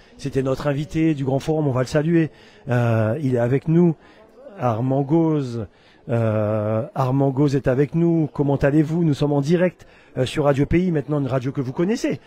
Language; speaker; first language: French; native; French